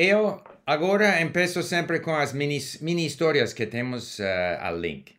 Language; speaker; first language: Portuguese; non-native, learner; English